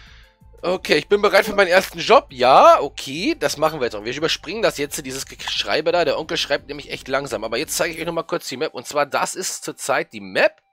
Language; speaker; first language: German; native; German